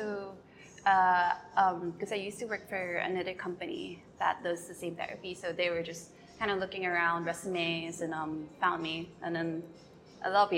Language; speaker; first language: English; non-native, local second language; Filipino